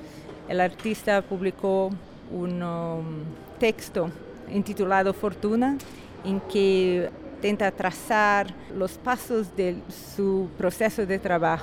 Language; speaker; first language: Spanish; non-native, fluent; Portuguese